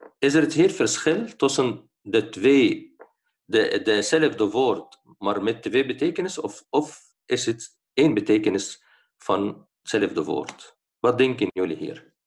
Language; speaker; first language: Dutch; non-native, fluent; Arabic